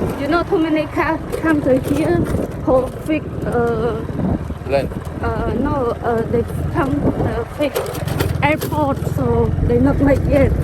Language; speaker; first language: English; non-native, learner; Khmer